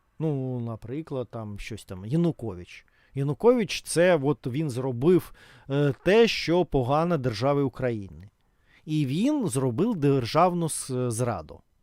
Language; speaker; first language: Ukrainian; non-native, local second language; Russian